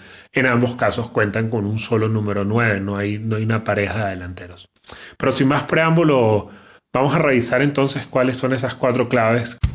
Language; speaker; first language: Spanish; native; Spanish